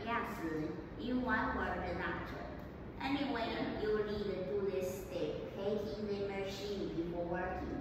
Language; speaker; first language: English; non-native, learner; Chinese